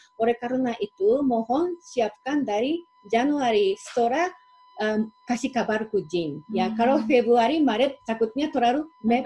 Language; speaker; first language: Indonesian; non-native, fluent; Japanese